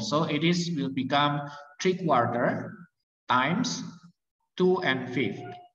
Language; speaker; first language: English; non-native, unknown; Indonesian